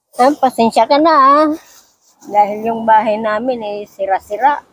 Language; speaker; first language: Filipino; native; Filipino